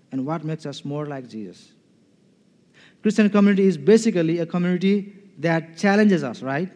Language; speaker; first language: English; non-native, fluent; Nepali